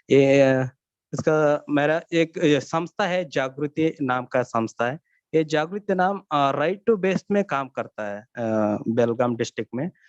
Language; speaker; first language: Hindi; non-native, learner; Kannada